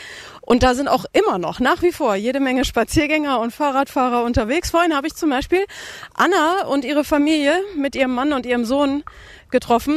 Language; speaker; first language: German; native; German